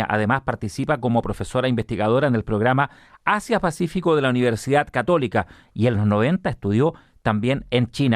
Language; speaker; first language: Spanish; native; Spanish